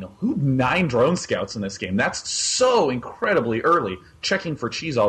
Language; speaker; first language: English; native; English